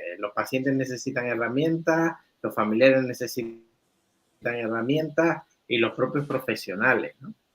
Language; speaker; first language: Spanish; native; Spanish